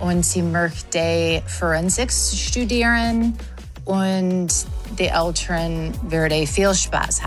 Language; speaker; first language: German; non-native, learner; English